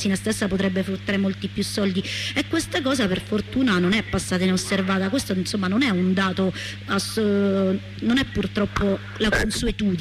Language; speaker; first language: Italian; native; Italian